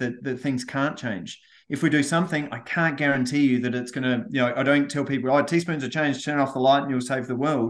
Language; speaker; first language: English; native; English